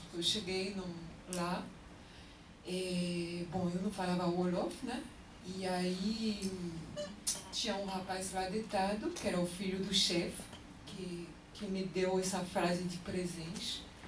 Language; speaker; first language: Portuguese; non-native, fluent; French